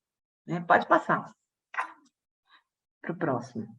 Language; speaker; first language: Portuguese; native; Portuguese